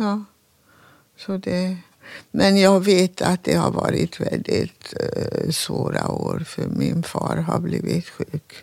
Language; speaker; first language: Swedish; non-native, fluent; Hungarian